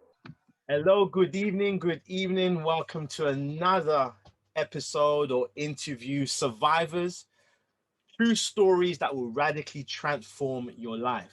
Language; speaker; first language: English; native; English